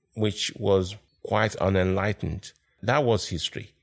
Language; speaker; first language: English; non-native, local second language; Yoruba